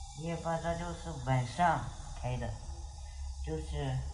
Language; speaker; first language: Chinese; non-native, local second language; Uyghur